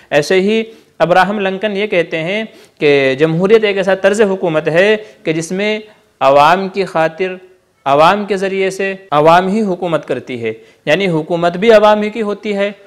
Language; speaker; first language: Urdu; native; Urdu